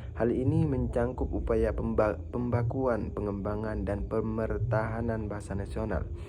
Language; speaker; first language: Indonesian; non-native, local second language; Madurese